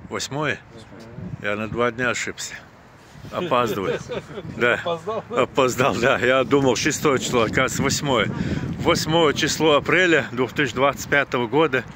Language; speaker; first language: Russian; non-native, local second language; Chechen